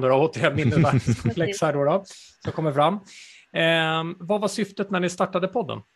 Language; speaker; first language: Swedish; native; Swedish